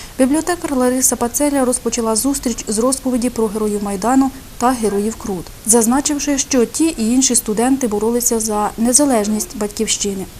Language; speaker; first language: Ukrainian; native; Ukrainian